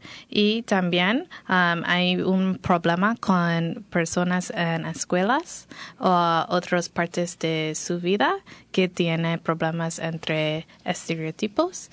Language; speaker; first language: Spanish; non-native, learner; English